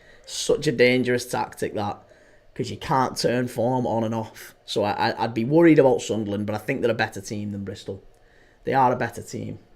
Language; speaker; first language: English; native; English